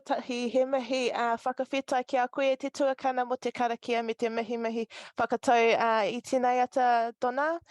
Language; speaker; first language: Māori; non-native, local second language; English